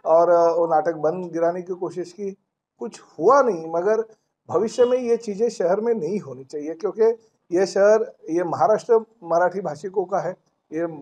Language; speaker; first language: Hindi; non-native, local second language; Marathi